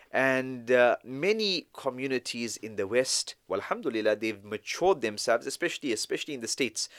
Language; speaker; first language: English; native; English